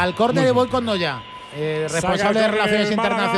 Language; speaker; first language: Spanish; native; Spanish